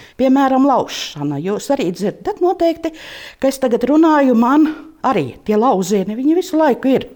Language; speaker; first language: Latvian; native; Latvian